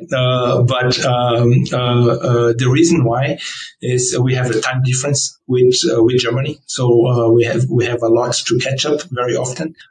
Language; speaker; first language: English; non-native, fluent; Portuguese